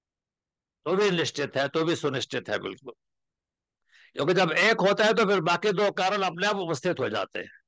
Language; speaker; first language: Hindi; native; Hindi